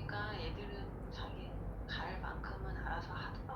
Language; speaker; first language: Korean; native; Korean